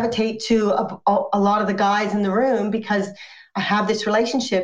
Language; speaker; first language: English; native; English